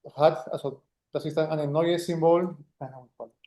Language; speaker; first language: German; non-native, fluent; Spanish